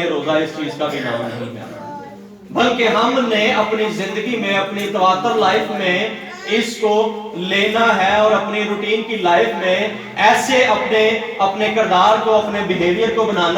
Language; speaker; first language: Urdu; native; Urdu